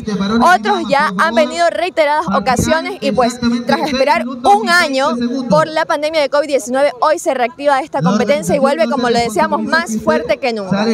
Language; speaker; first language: Spanish; native; Spanish